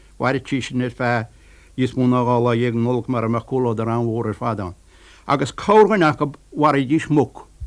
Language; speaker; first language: Irish; native; Irish